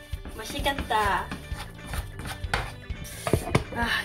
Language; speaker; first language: Korean; non-native, learner; Cantonese